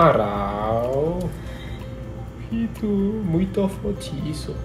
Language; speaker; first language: Portuguese; non-native, learner; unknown